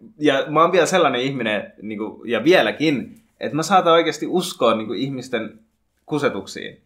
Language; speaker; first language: Finnish; early bilingual, other home language; Bangla